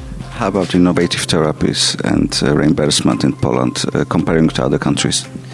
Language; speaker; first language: English; non-native, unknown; Polish